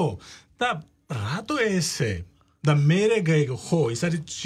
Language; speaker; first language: Georgian; non-native, learner; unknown